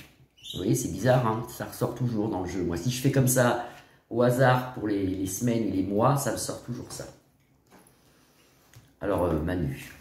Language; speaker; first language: French; native; French